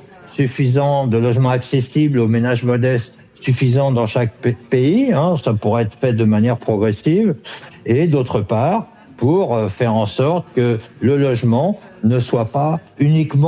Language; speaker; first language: French; native; French